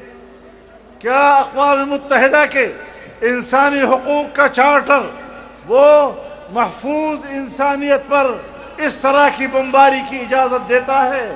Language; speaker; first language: Urdu; non-native, local second language; Pashto